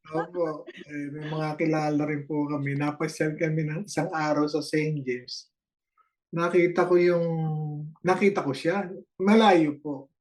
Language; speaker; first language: Filipino; native; Filipino